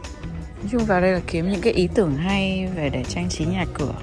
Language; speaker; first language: Vietnamese; native; Vietnamese